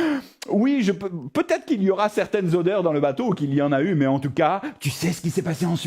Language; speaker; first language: French; native; French